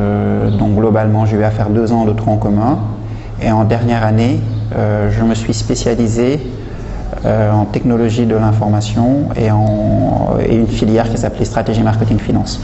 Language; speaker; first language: French; non-native, local second language; Wolof